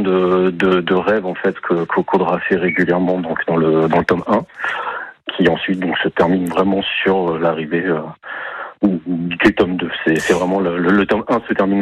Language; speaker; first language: French; native; French